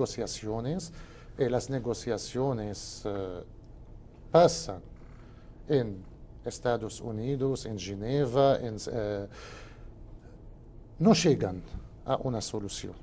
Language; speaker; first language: Spanish; non-native, fluent; Arabic